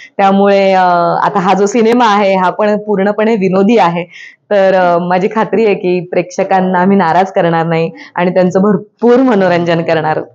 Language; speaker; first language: Marathi; native; Marathi